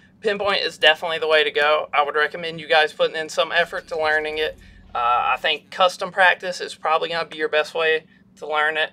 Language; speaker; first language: English; native; English